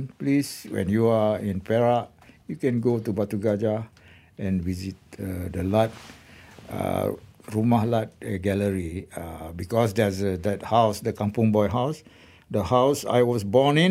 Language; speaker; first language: English; non-native, local second language; Malay